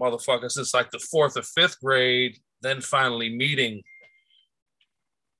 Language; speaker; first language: English; native; English